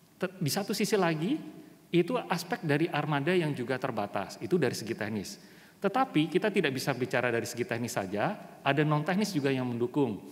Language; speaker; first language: Indonesian; native; Indonesian